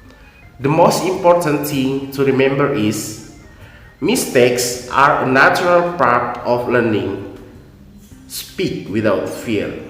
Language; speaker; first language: English; non-native, fluent; Indonesian